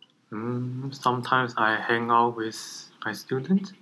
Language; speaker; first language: English; non-native, learner; Chinese